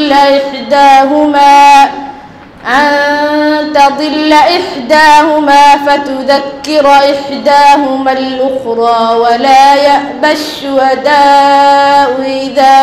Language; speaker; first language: Arabic; non-native, local second language; Somali